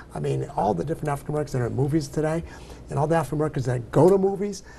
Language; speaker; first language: English; native; English